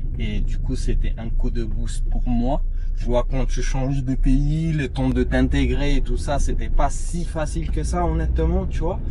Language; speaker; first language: French; non-native, local second language; Arabic